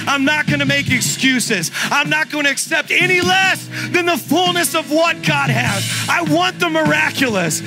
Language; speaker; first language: English; native; English